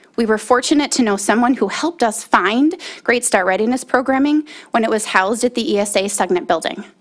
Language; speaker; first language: English; native; English